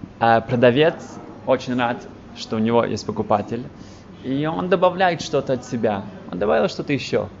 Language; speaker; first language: Russian; early bilingual, heritage; Russian